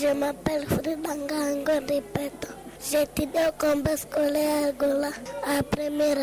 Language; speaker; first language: French; non-native, local second language; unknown